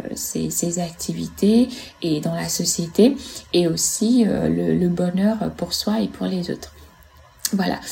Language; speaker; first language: French; non-native, fluent; Italian